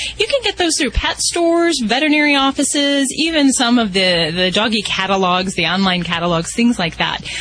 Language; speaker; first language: English; native; English